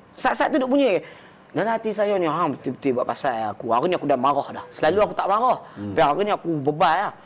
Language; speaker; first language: Malay; native; Malay